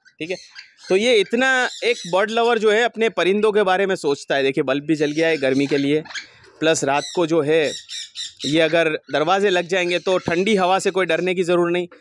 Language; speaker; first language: Hindi; non-native, local second language; Gujarati